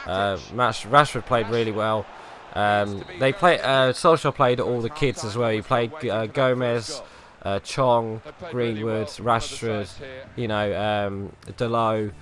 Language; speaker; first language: English; native; English